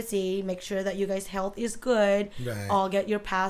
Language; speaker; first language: English; non-native, local second language; Iloko